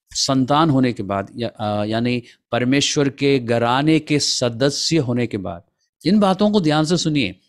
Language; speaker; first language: Hindi; non-native, local second language; Malayalam